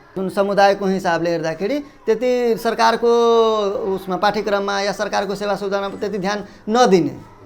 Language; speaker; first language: Nepali; non-native, local second language; Maithili